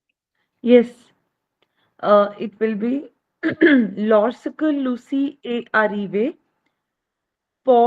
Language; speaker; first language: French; non-native, learner; Hindi